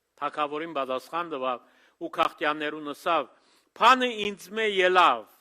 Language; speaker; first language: Armenian; early bilingual, heritage; Armenian